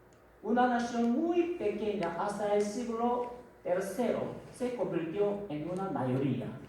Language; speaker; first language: Spanish; non-native, fluent; Korean